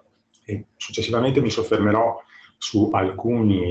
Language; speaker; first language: Italian; native; Italian